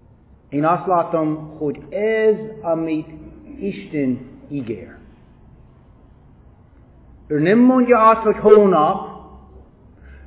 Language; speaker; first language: Hungarian; non-native, fluent; English